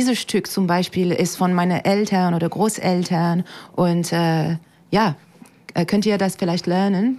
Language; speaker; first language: German; non-native, fluent; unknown